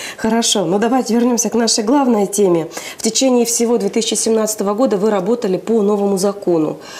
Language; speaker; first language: Russian; native; Russian